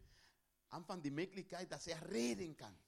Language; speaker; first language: German; non-native, learner; Spanish